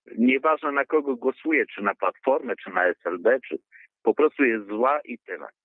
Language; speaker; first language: Polish; native; Polish